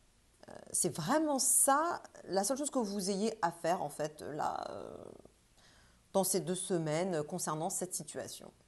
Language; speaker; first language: French; native; French